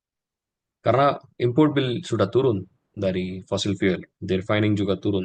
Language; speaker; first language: Indonesian; non-native, learner; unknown